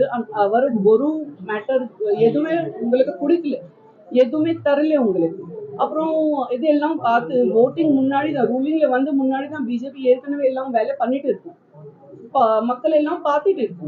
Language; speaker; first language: Tamil; non-native, learner; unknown